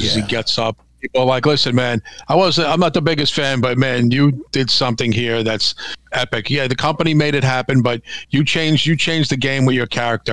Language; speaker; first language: English; native; English